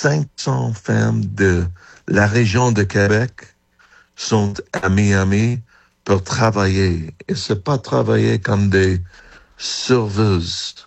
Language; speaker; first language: French; non-native, learner; English